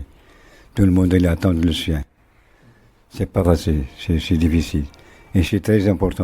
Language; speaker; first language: French; non-native, local second language; Arabic